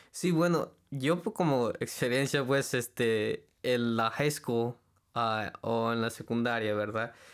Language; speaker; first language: Spanish; early bilingual, heritage; Spanish